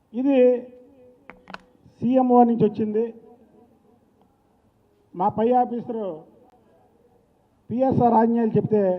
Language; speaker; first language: Telugu; native; Telugu